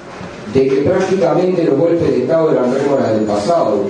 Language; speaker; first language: Spanish; native; Spanish